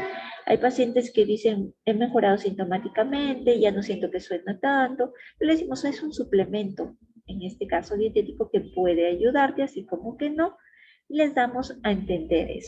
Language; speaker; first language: Spanish; native; Spanish